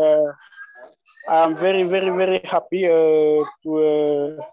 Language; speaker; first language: English; non-native, learner; French